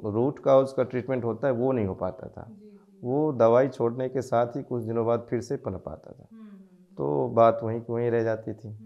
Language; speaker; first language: Hindi; native; Hindi